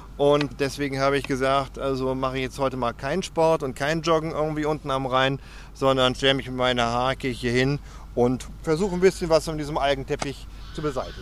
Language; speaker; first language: German; native; German